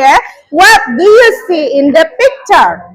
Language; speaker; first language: English; non-native, learner; Indonesian